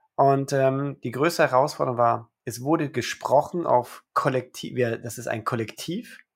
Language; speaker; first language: German; native; German